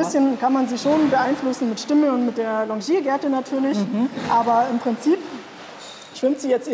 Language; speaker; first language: German; native; German